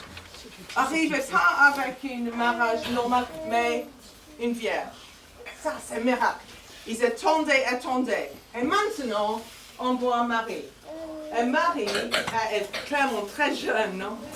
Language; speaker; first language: French; non-native, fluent; English